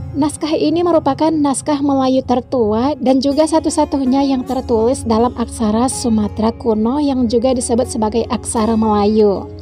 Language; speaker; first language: Indonesian; native; Indonesian